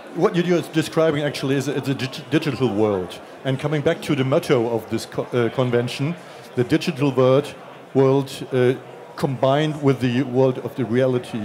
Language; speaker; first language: English; non-native, fluent; German